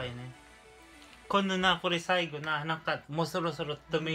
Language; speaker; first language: Japanese; non-native, local second language; Filipino